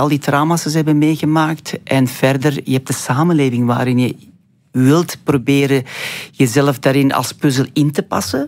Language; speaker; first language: Dutch; non-native, fluent; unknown